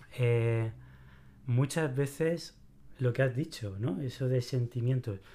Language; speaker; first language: Spanish; native; Spanish